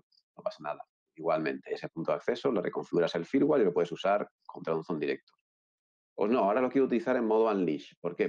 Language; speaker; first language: Spanish; native; Spanish